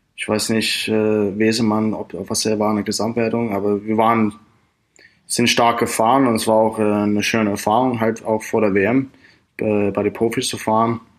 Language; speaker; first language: German; non-native, fluent; English